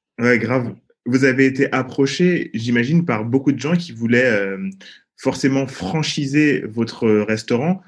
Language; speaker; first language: French; native; French